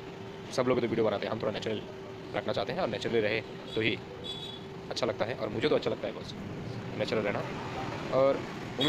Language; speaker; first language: Hindi; non-native, local second language; Bangla